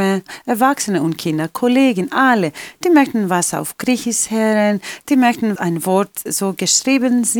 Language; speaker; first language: German; non-native, fluent; Greek